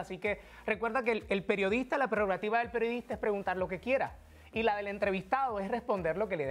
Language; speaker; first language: Spanish; native; Spanish